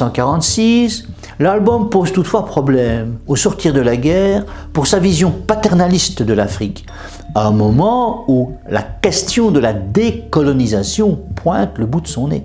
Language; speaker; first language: French; native; French